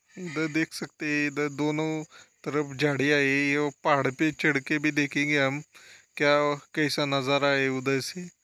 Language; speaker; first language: Hindi; non-native, local second language; Marathi